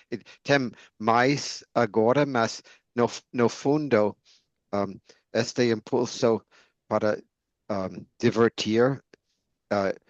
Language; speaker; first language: Portuguese; non-native, learner; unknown